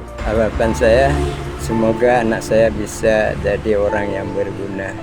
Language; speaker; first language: Indonesian; non-native, local second language; Achinese